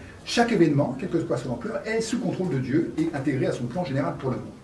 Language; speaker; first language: French; native; French